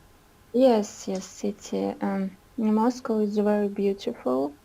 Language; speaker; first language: English; non-native, learner; Russian